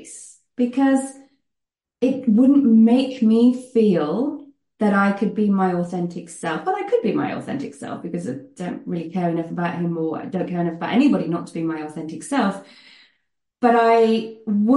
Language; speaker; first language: English; native; English